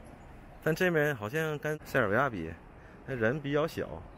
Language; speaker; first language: Chinese; native; Chinese